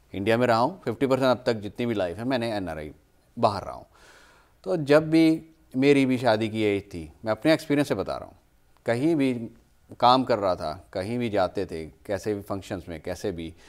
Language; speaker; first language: Hindi; native; Hindi